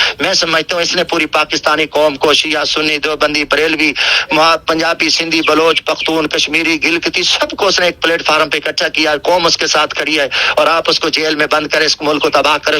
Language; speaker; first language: Urdu; non-native, local second language; Saraiki